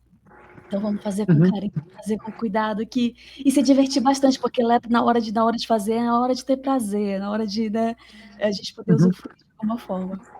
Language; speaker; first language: Portuguese; native; Portuguese